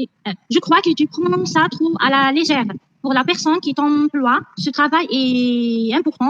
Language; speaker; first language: French; non-native, learner; Arabic